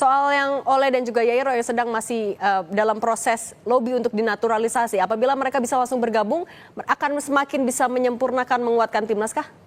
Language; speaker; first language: Indonesian; native; Indonesian